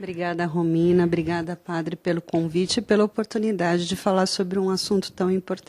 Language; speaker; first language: Portuguese; native; Portuguese